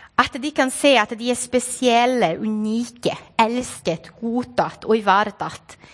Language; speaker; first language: Norwegian; non-native, fluent; Portuguese